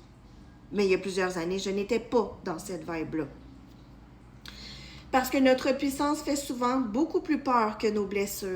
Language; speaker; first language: French; native; French